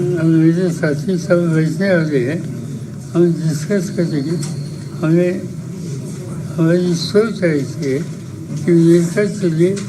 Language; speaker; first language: Hindi; non-native, local second language; Marathi